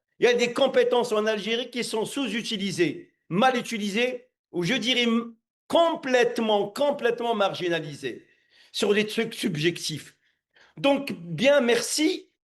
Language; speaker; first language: French; non-native, local second language; Arabic